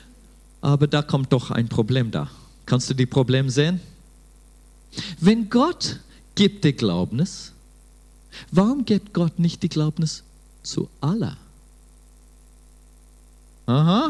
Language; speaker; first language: German; non-native, fluent; English